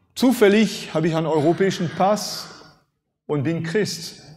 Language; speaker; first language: German; non-native, fluent; French